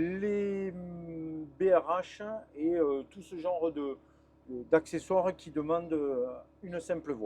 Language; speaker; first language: French; native; French